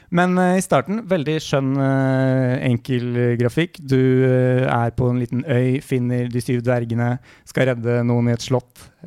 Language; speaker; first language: Norwegian; native; Norwegian